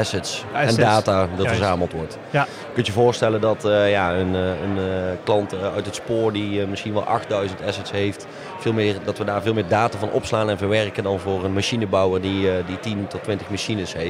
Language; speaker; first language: Dutch; native; Dutch